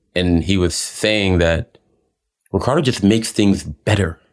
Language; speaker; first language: English; native; English